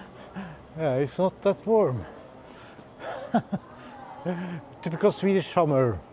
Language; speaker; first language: English; non-native, fluent; Swedish